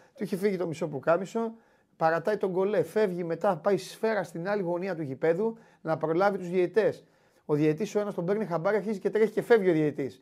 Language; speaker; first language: Greek; native; Greek